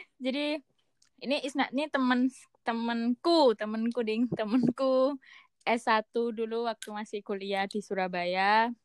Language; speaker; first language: Indonesian; native; Indonesian